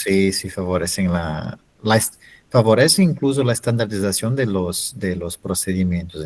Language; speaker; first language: Spanish; non-native, fluent; Portuguese